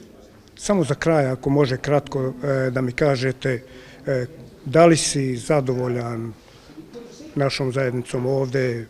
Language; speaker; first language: Bosnian; native; Bosnian